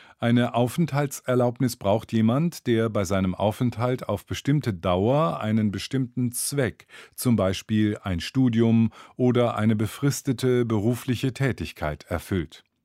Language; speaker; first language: German; native; German